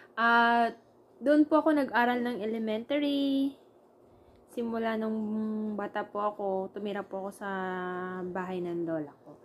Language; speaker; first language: Filipino; non-native, local second language; Masbatenyo